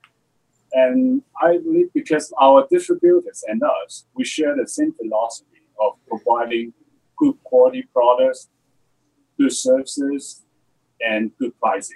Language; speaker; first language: English; non-native, local second language; Cantonese